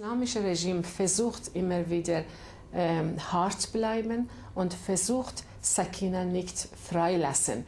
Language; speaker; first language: German; non-native, learner; Persian